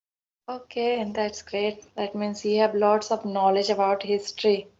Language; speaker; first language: English; non-native, learner; Assamese